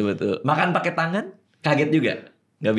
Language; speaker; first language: Indonesian; native; Indonesian